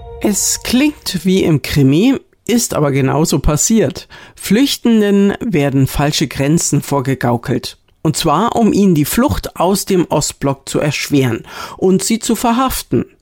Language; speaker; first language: German; native; German